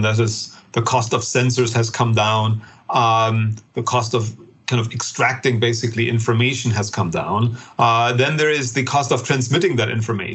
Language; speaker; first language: English; non-native, fluent; German